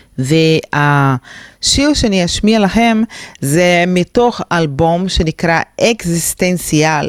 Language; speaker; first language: Hebrew; non-native, fluent; Portuguese